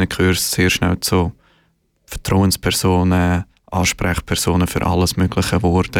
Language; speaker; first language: German; native; German